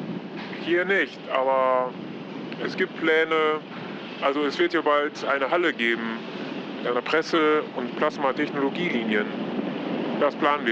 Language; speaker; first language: German; non-native, fluent; Polish